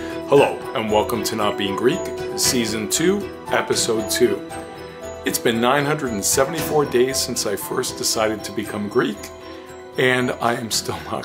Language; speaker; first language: English; early bilingual, other home language; Greek